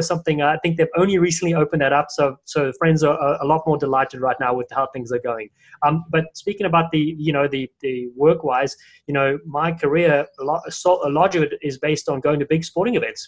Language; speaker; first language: English; native; English